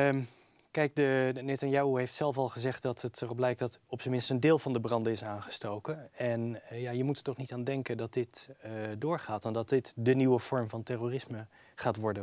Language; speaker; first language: Dutch; native; Dutch